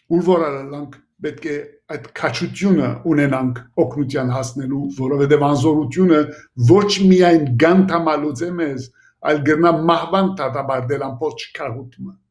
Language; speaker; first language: Armenian; early bilingual, heritage; Armenian